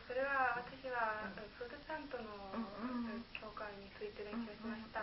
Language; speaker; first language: Japanese; non-native, learner; German